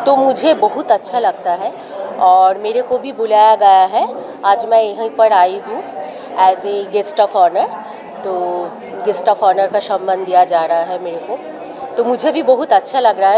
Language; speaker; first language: Hindi; non-native, local second language; Bangla